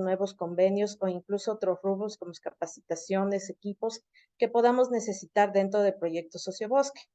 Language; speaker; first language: Spanish; native; Spanish